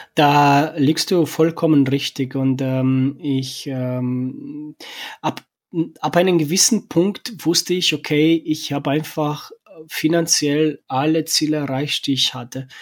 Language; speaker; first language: German; non-native, fluent; Romanian